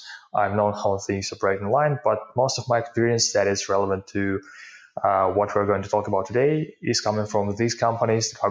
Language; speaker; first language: English; non-native, fluent; Ukrainian